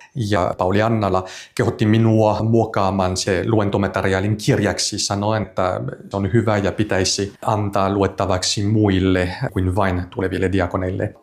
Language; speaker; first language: Finnish; non-native, fluent; French